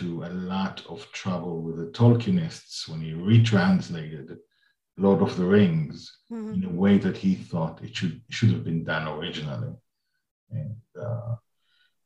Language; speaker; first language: English; non-native, fluent; Hebrew